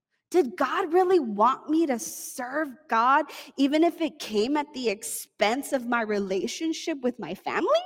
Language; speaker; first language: English; early bilingual, other home language; Spanish